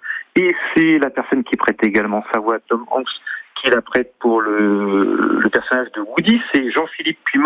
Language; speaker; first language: French; native; French